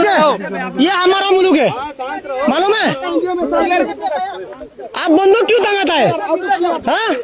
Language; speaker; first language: Hindi; non-native, learner; Bangla